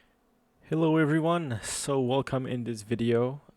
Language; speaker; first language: English; non-native, fluent; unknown